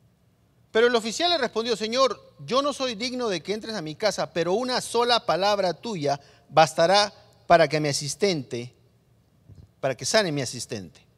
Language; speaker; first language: Spanish; native; Spanish